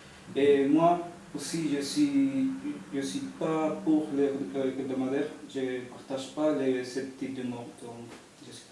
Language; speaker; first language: French; non-native, fluent; Spanish